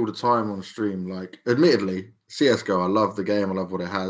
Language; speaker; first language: English; native; English